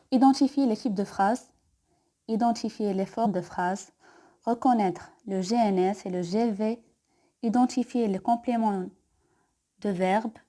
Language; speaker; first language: French; non-native, local second language; Arabic